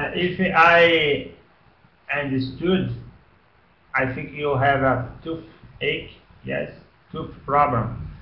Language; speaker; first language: English; non-native, learner; Portuguese